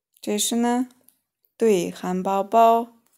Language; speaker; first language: Chinese; non-native, fluent; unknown